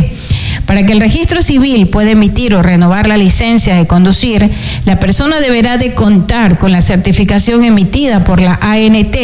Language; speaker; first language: Spanish; native; Spanish